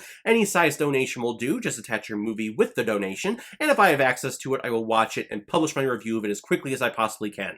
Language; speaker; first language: English; native; English